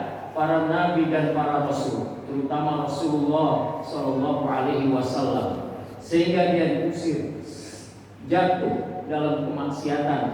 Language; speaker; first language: Indonesian; native; Indonesian